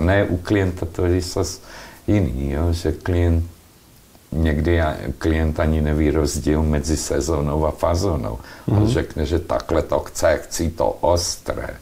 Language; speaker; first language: Czech; non-native, local second language; Slovak